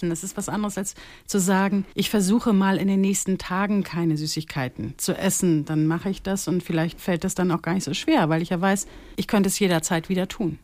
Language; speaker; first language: German; native; German